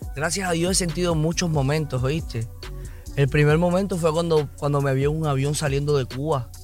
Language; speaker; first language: Spanish; native; Spanish